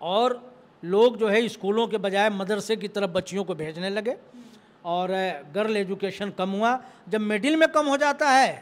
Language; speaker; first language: Hindi; native; Hindi